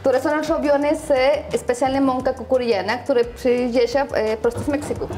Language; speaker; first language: Polish; non-native, learner; Spanish